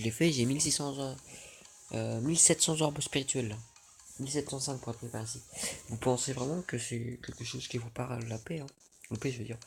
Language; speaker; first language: French; native; French